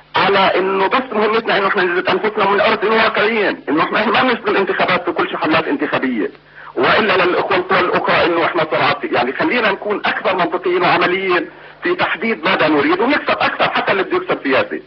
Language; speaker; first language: Arabic; native; Arabic